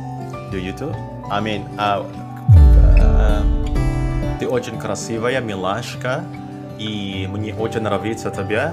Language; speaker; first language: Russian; non-native, learner; Indonesian